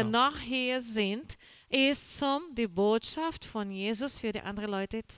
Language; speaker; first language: German; non-native, learner; Portuguese